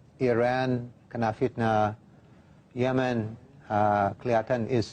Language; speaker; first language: Indonesian; non-native, fluent; English